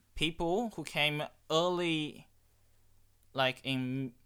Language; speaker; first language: English; non-native, fluent; Chinese